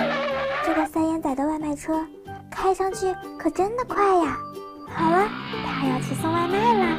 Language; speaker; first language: Chinese; native; Chinese